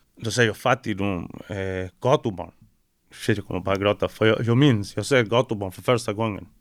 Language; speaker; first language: Swedish; early bilingual, other home language; Spanish